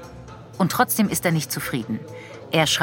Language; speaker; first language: German; native; German